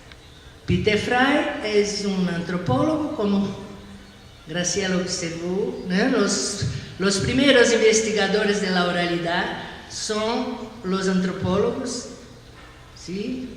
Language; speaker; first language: Spanish; non-native, learner; Portuguese